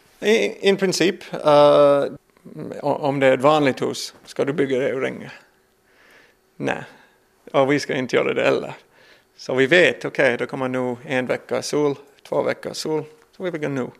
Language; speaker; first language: Swedish; non-native, learner; English